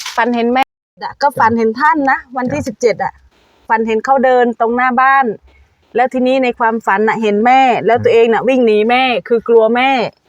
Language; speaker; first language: Thai; native; Thai